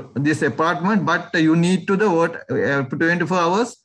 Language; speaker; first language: English; non-native, local second language; Sinhala